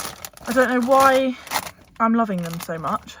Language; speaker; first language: English; native; English